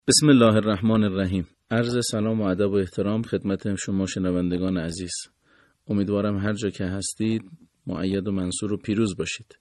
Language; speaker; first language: Persian; native; Persian